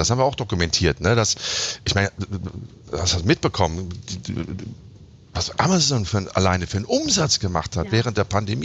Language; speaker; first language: German; native; German